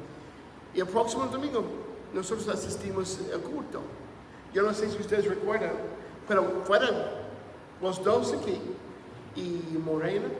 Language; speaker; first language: Spanish; non-native, fluent; English